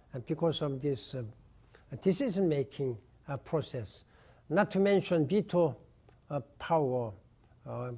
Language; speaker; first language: English; non-native, fluent; Korean